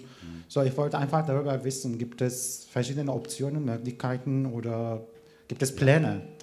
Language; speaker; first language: German; non-native, fluent; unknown